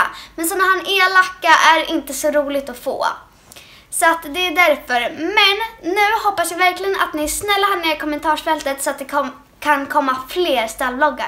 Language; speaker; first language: Swedish; native; Swedish